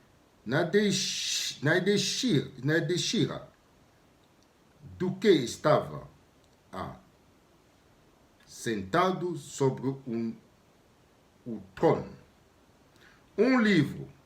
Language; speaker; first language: Portuguese; non-native, learner; Lingala